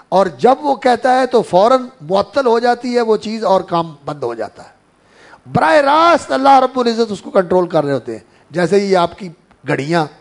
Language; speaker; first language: Urdu; non-native, local second language; Punjabi